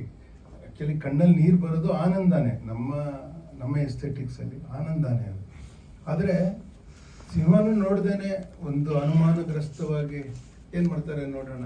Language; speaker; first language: Kannada; native; Kannada